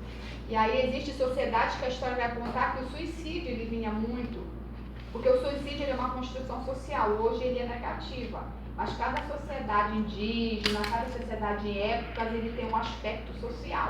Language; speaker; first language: Portuguese; native; Portuguese